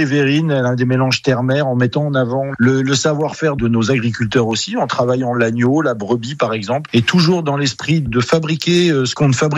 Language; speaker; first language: French; native; French